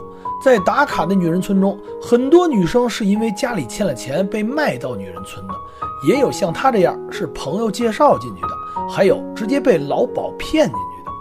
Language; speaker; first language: Chinese; native; Chinese